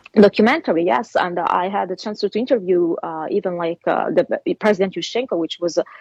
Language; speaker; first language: English; non-native, fluent; Italian